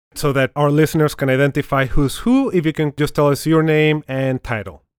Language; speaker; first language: English; non-native, fluent; Spanish